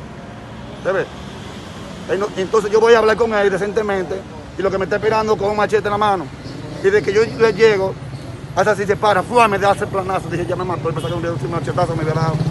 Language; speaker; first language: Spanish; native; Spanish